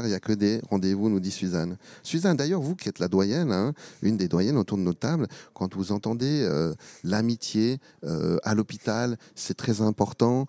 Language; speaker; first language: French; native; French